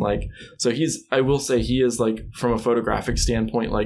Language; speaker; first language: English; native; English